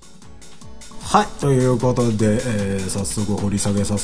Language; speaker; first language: Japanese; native; Japanese